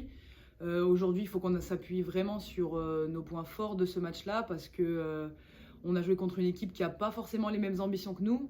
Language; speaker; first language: French; native; French